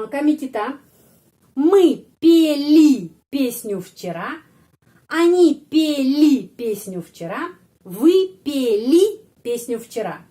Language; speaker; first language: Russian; non-native, fluent; Indonesian